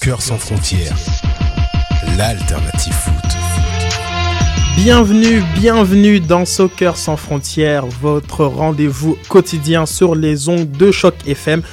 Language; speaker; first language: French; native; French